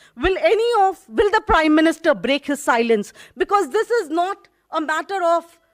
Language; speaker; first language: English; non-native, local second language; Hindi